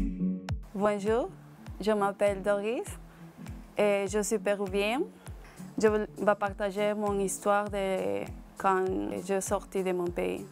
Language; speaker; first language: French; non-native, learner; Spanish